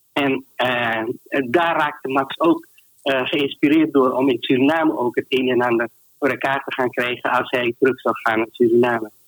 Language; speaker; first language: Dutch; native; Dutch